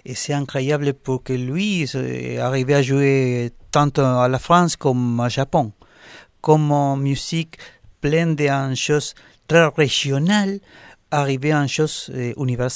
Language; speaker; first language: French; non-native, learner; Spanish